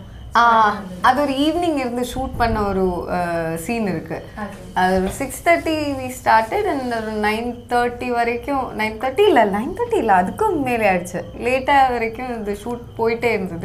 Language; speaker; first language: Tamil; non-native, local second language; Malayalam